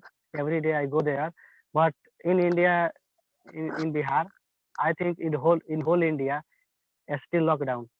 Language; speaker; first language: English; non-native, learner; Hindi